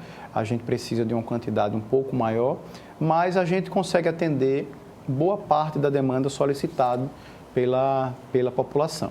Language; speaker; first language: Portuguese; native; Portuguese